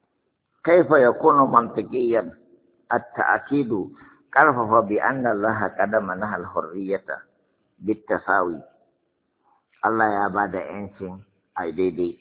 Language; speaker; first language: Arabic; non-native, fluent; Hausa